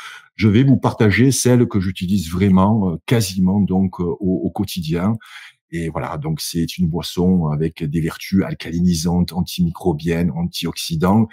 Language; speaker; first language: French; native; French